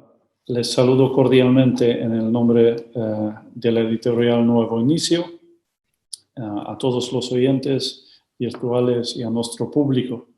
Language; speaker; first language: Spanish; non-native, fluent; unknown